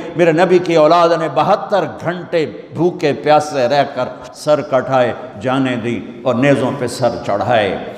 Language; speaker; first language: Urdu; non-native, local second language; Punjabi